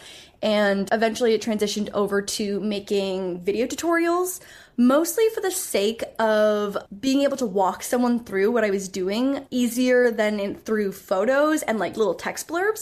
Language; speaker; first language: English; native; English